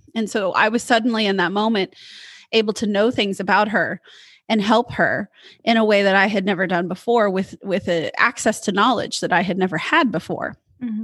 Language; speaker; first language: English; native; English